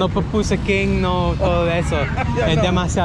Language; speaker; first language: Spanish; non-native, learner; English